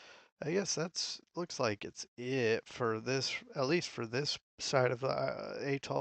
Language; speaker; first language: English; native; English